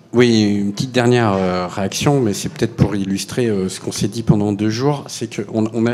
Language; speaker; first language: French; native; French